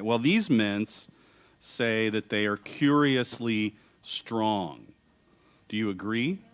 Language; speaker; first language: English; native; English